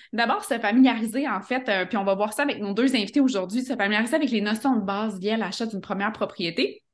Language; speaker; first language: French; native; French